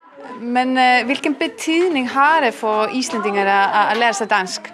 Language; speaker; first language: Danish; non-native, fluent; Icelandic